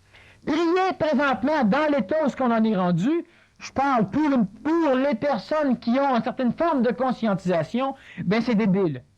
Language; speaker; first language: French; native; French